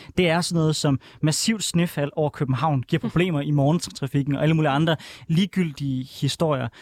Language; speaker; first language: Danish; native; Danish